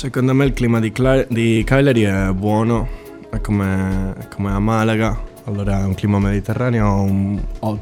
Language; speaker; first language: Italian; non-native, learner; Spanish